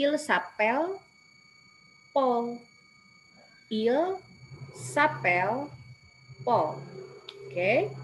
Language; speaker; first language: French; non-native, fluent; Indonesian